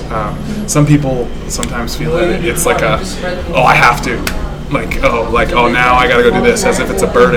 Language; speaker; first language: English; native; English